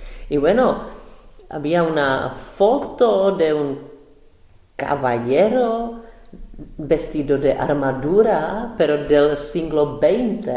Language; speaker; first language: Spanish; non-native, fluent; Czech